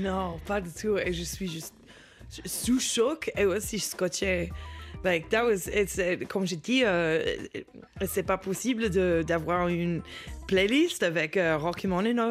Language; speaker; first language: French; non-native, learner; English